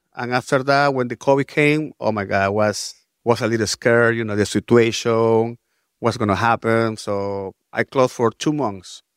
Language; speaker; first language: English; non-native, learner; Spanish